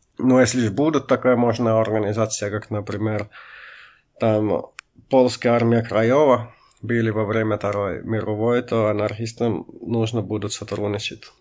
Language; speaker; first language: Russian; non-native, fluent; Finnish